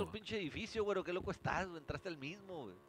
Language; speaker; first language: Spanish; native; Spanish